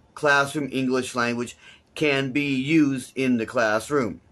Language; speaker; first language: English; native; English